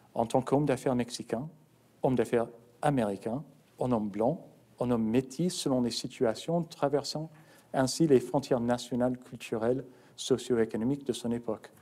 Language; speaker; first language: French; non-native, fluent; English